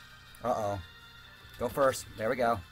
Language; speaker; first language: English; native; English